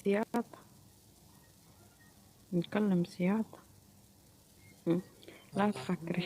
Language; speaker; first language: Arabic; non-native, learner; Oromo